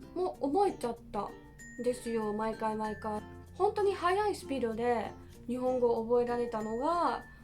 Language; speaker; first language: Japanese; non-native, fluent; German